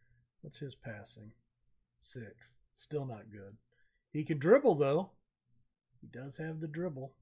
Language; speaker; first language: English; native; English